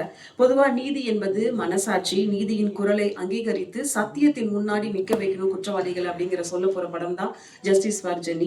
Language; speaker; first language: Tamil; native; Tamil